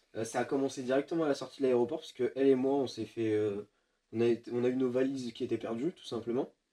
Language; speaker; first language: French; native; French